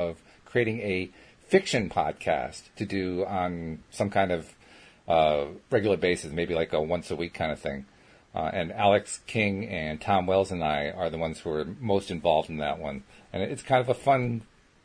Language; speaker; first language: English; native; English